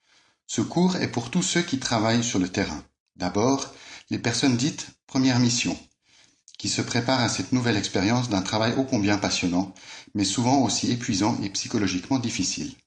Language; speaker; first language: French; native; French